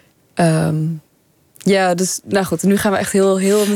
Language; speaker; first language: Dutch; early bilingual, other home language; Persian